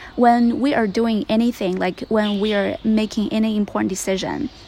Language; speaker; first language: English; non-native, fluent; Chinese